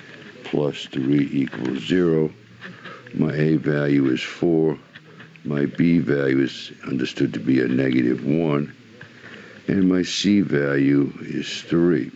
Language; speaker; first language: English; native; English